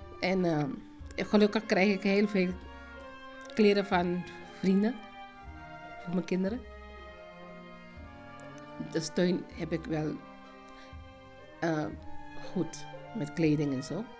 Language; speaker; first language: Dutch; non-native, fluent; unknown